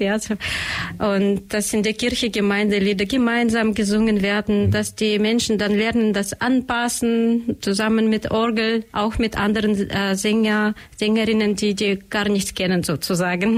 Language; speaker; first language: German; non-native, learner; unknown